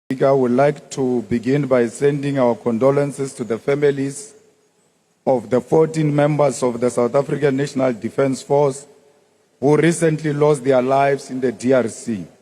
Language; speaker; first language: English; non-native, local second language; Northern Sotho